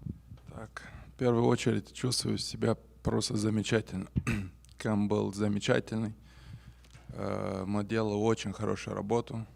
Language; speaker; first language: Russian; non-native, local second language; Romanian